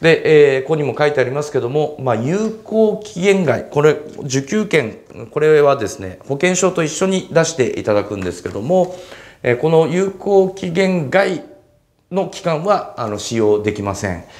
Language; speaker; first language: Japanese; native; Japanese